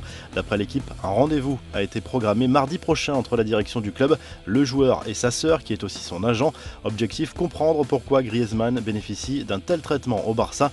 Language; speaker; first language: French; native; French